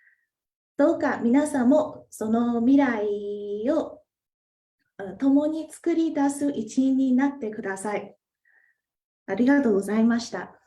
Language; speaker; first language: Japanese; non-native, fluent; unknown